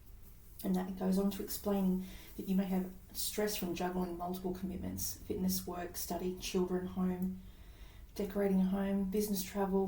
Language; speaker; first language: English; native; English